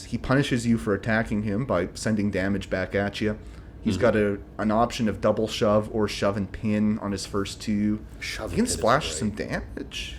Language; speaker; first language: English; native; English